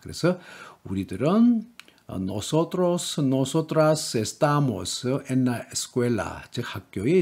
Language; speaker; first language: Spanish; non-native, learner; Korean